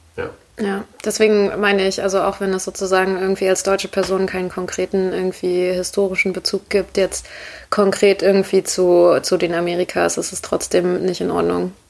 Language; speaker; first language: German; native; German